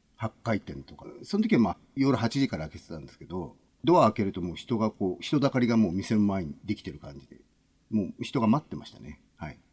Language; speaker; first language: Japanese; native; Japanese